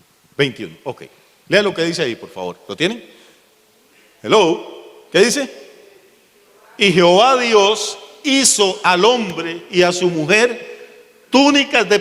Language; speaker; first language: Spanish; native; Spanish